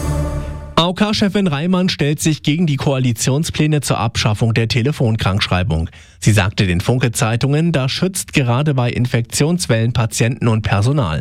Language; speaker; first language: German; native; German